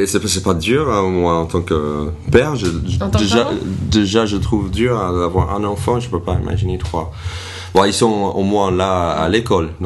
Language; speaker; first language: French; non-native, fluent; English